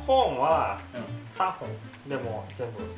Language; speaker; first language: Japanese; non-native, learner; Thai